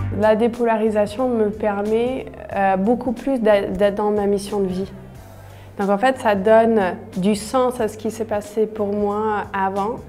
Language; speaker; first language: French; non-native, fluent; English